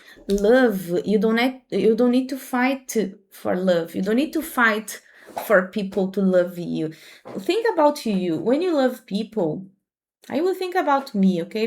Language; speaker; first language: English; non-native, fluent; Portuguese